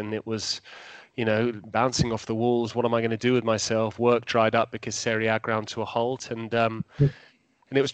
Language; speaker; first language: English; native; English